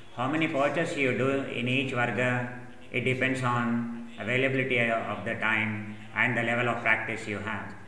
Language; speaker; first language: English; non-native, local second language; Telugu